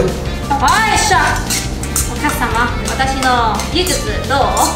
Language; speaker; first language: Japanese; non-native, learner; Chinese